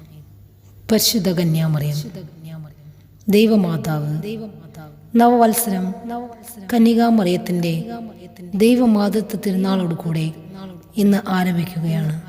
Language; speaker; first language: Malayalam; native; Malayalam